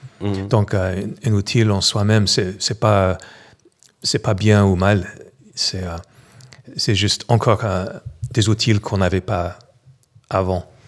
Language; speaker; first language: French; non-native, fluent; English